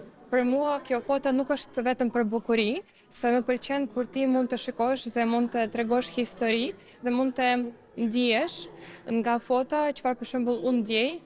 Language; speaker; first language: Albanian; non-native, learner; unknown